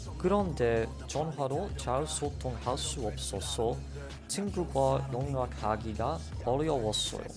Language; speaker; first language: Korean; non-native, learner; English